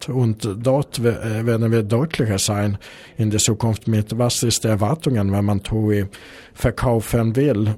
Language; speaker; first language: German; non-native, fluent; Swedish